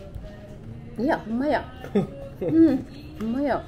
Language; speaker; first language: Japanese; native; Japanese